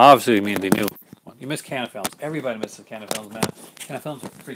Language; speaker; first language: English; native; English